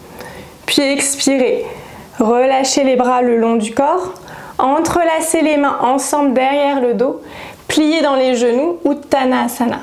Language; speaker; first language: French; native; French